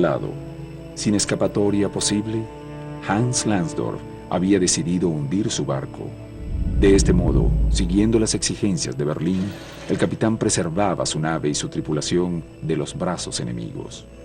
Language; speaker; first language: Spanish; native; Spanish